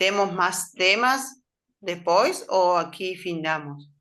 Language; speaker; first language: Portuguese; non-native, learner; Spanish